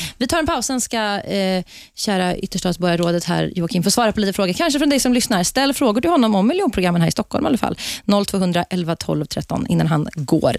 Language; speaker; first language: Swedish; native; Swedish